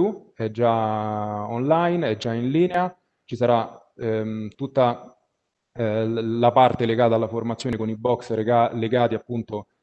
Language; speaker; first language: Italian; native; Italian